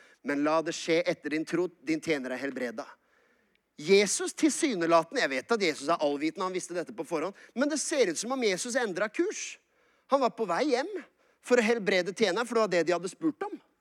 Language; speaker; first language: Norwegian; native; Norwegian